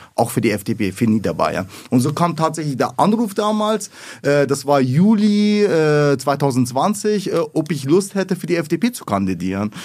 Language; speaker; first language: German; early bilingual, other home language; Arabic